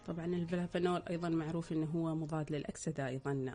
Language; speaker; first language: Arabic; native; Arabic